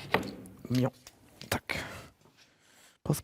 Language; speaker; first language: French; non-native, fluent; German